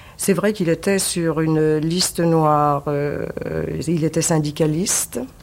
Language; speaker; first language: French; early bilingual, other home language; Yiddish